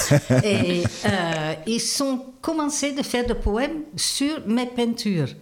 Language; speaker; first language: French; non-native, fluent; Dutch